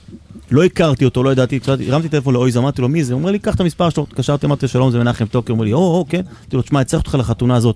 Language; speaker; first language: Hebrew; native; Hebrew